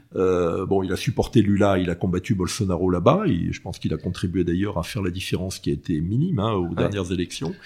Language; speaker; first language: French; native; French